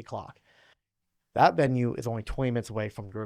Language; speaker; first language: English; native; English